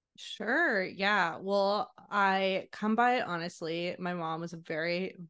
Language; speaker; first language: English; native; English